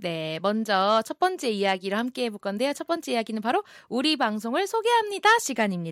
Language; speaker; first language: Korean; native; Korean